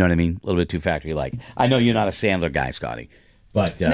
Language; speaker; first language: English; native; English